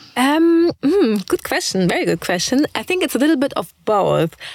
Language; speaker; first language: English; early bilingual, other home language; German